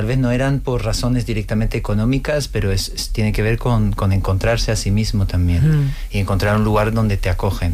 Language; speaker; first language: Spanish; non-native, fluent; French